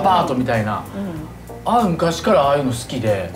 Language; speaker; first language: Japanese; native; Japanese